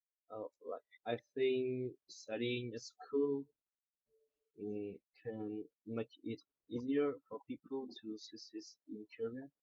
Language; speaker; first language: English; non-native, learner; Vietnamese